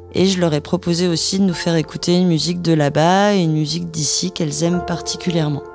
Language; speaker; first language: French; native; French